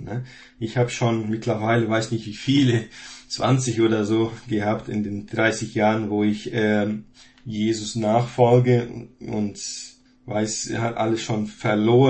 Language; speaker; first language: German; non-native, fluent; Portuguese